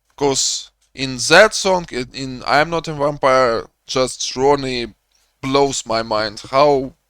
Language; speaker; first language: English; non-native, learner; Russian